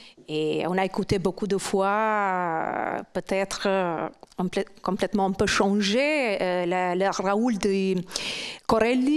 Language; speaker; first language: French; non-native, fluent; Albanian